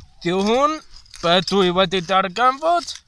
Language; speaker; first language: Welsh; non-native, learner; English